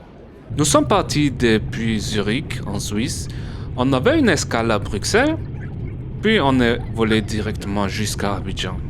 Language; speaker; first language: French; early bilingual, heritage; French